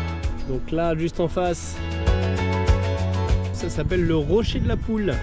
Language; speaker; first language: French; native; French